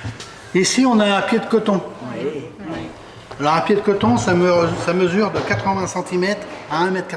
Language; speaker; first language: French; native; French